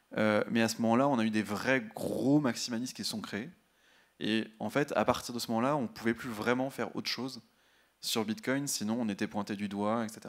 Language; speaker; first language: French; native; French